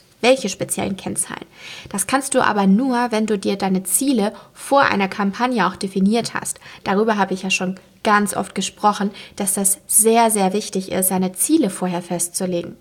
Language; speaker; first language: German; native; German